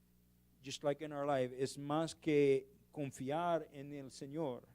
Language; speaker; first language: Spanish; non-native, learner; English